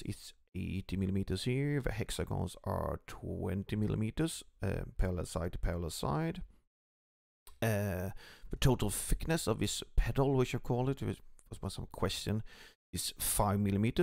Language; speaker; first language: English; non-native, fluent; Swedish